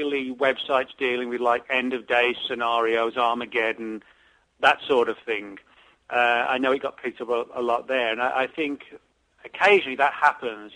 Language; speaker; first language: English; native; English